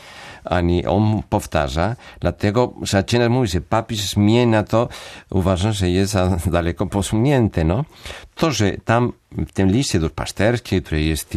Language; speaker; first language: Polish; non-native, fluent; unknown